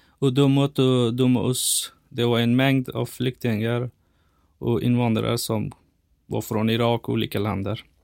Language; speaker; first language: Swedish; non-native, fluent; Persian